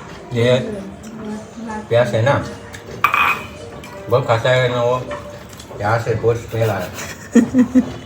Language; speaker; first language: Hindi; non-native, local second language; Manipuri